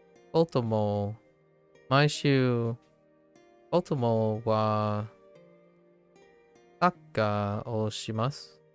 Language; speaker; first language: Japanese; non-native, learner; English